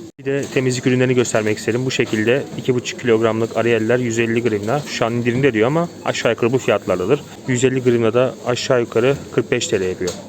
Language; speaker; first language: Turkish; native; Turkish